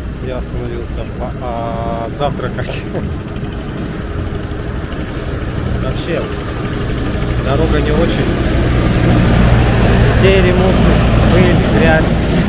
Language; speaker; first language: Russian; native; Russian